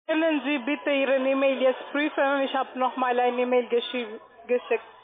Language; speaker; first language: German; non-native, learner; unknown